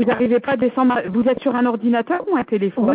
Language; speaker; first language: French; native; French